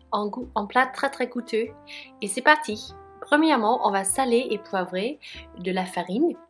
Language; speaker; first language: French; non-native, fluent; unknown